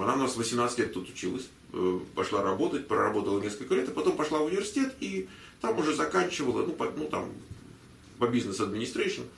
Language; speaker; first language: Russian; native; Russian